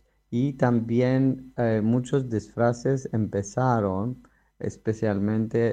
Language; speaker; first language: Spanish; non-native, fluent; Greek